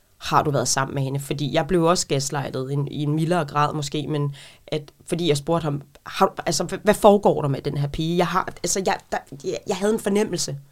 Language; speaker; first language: Danish; native; Danish